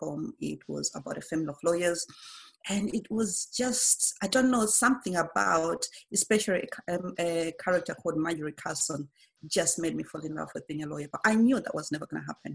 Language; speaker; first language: English; non-native, local second language; Shona